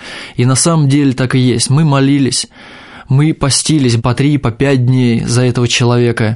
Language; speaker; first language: Russian; native; Russian